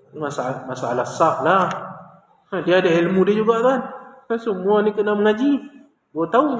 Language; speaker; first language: Malay; native; Malay